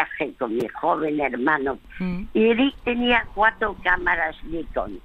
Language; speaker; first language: Spanish; early bilingual, other home language; French